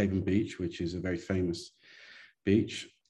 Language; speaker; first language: English; native; English